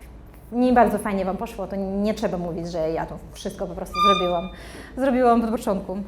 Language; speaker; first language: Polish; non-native, fluent; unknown